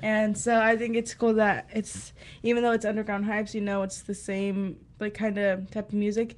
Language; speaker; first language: English; early bilingual, other home language; Spanish